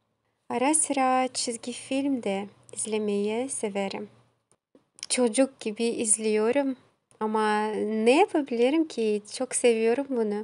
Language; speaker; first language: Turkish; non-native, learner; Kazakh